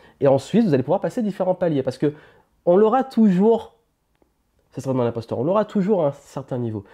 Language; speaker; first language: French; native; French